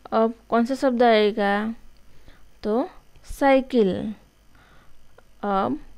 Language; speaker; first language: Hindi; non-native, local second language; Gujarati